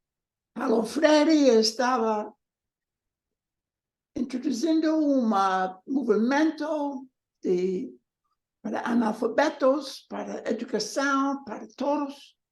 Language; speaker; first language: Portuguese; non-native, learner; English